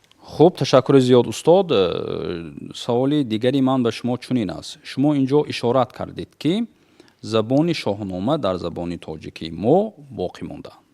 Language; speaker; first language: Tajik; native; Tajik